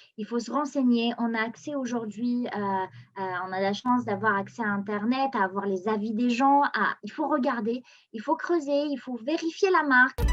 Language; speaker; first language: French; non-native, local second language; Arabic